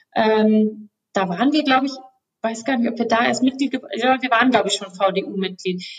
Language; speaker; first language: German; native; German